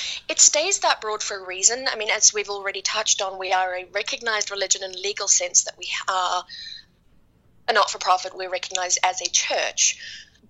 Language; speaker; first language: English; native; English